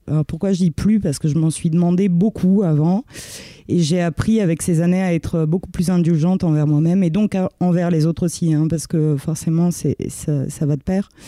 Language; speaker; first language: French; early bilingual, other home language; Romanian